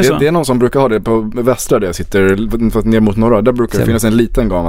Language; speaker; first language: Swedish; native; Swedish